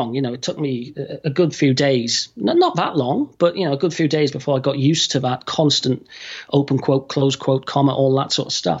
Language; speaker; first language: English; native; English